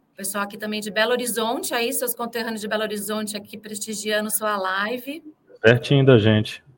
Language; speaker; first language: Portuguese; native; Portuguese